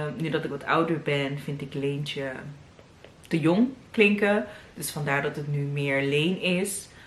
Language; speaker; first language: Dutch; native; Dutch